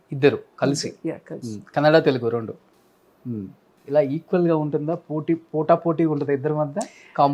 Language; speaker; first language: Telugu; native; Telugu